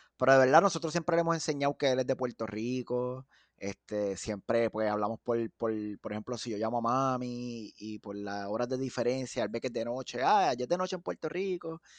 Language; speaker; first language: Spanish; native; Spanish